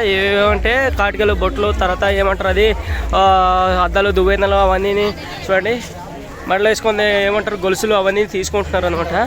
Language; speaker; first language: Telugu; non-native, local second language; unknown